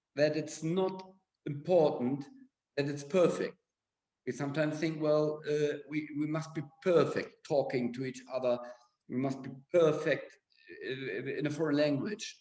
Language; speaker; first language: English; non-native, fluent; German